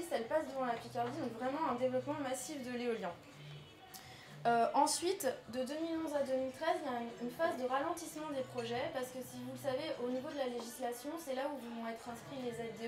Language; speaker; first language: French; native; French